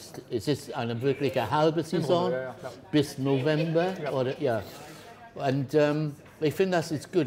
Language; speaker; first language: German; non-native, learner; English